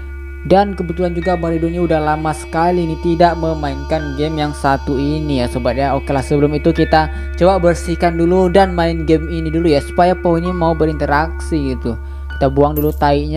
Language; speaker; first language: Indonesian; native; Indonesian